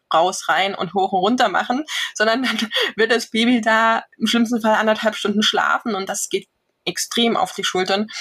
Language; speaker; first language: German; native; German